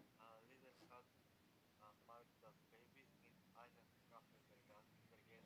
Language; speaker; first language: German; non-native, learner; Macedonian